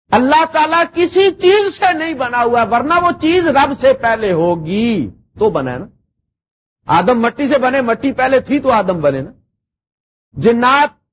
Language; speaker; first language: Urdu; non-native, local second language; Punjabi